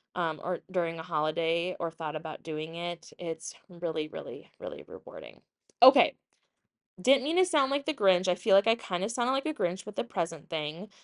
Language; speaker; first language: English; native; English